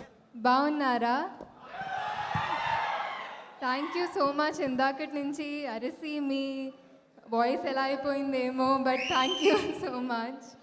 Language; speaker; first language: Telugu; non-native, fluent; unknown